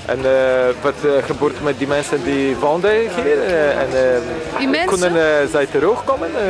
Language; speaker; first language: Dutch; non-native, learner; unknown